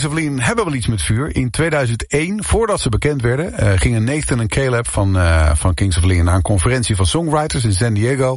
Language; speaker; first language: Dutch; native; Dutch